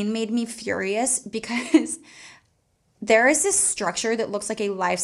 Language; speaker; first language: English; native; English